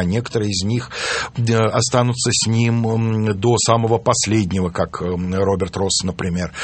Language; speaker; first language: Russian; native; Russian